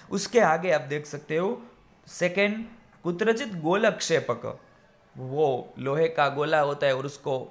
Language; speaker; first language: Hindi; non-native, local second language; Gujarati